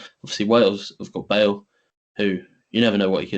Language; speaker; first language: English; native; English